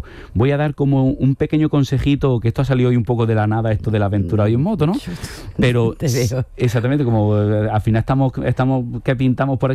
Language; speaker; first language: Spanish; native; Spanish